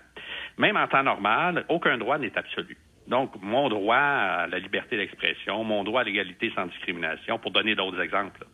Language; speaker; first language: French; native; French